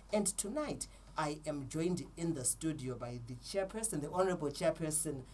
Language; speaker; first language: English; non-native, local second language; Shona